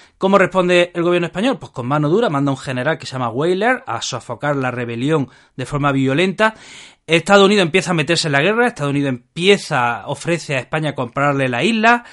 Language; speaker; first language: Spanish; native; Spanish